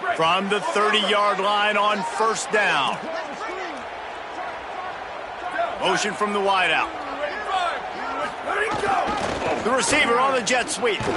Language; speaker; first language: English; native; English